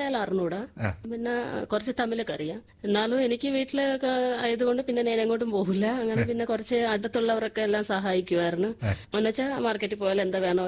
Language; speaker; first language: Malayalam; non-native, local second language; Telugu